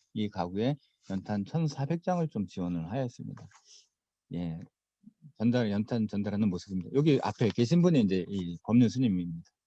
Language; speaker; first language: Korean; native; Korean